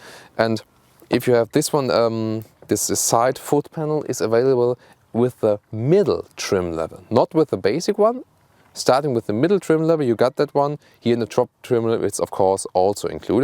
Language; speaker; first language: English; non-native, fluent; German